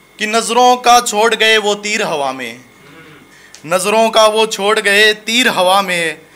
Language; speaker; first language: Hindi; native; Hindi